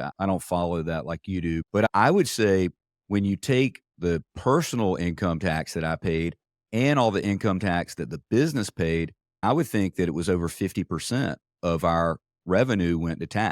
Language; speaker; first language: English; native; English